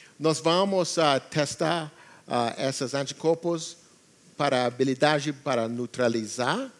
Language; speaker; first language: Portuguese; non-native, learner; English